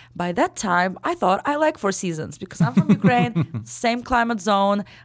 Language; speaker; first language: English; non-native, fluent; Ukrainian